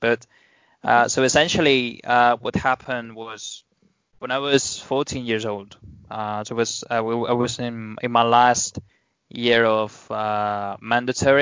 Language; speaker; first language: English; non-native, fluent; Spanish